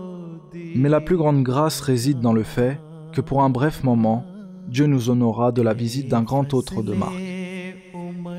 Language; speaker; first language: French; native; French